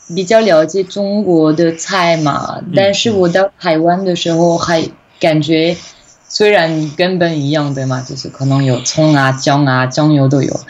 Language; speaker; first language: Chinese; non-native, fluent; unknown